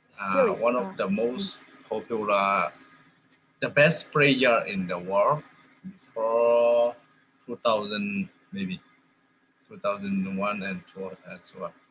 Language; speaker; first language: English; non-native, learner; Tedim Chin